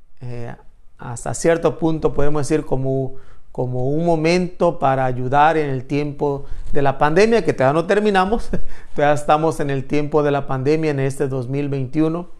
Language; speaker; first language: Spanish; native; Spanish